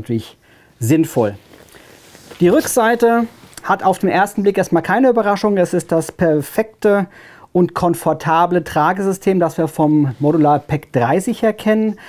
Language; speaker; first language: German; native; German